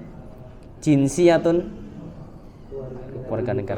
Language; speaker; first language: Arabic; non-native, fluent; Indonesian